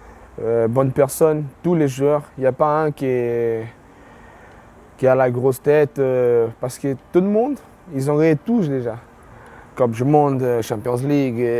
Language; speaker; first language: French; non-native, fluent; Portuguese